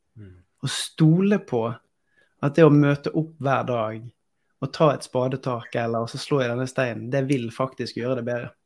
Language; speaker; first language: Norwegian; native; Norwegian